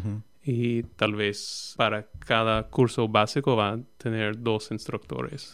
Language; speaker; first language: Spanish; non-native, fluent; English